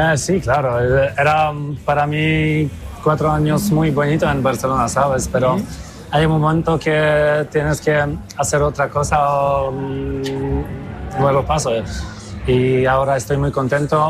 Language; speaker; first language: Spanish; non-native, learner; Polish